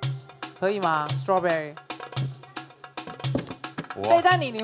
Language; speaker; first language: Chinese; native; Chinese